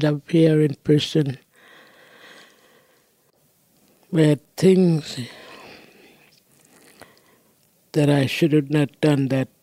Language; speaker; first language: English; non-native, local second language; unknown